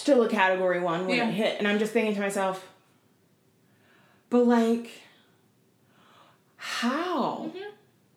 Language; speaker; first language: English; native; English